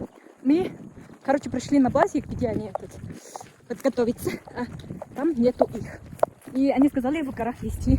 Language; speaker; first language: Russian; non-native, learner; Mongolian